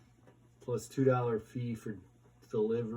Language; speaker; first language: English; native; English